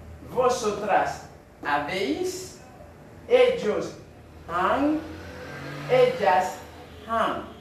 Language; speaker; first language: Spanish; non-native, fluent; Haitian Creole